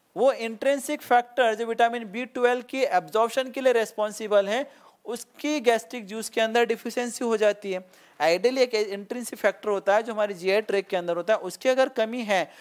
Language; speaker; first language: Hindi; non-native, local second language; Marathi